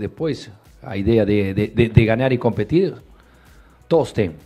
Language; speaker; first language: Portuguese; non-native, fluent; Spanish